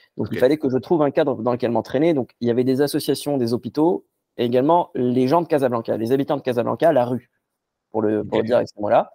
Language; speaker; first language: French; non-native, local second language; Arabic